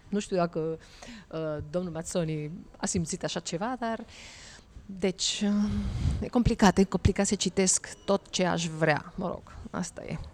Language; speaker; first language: Romanian; non-native, fluent; Spanish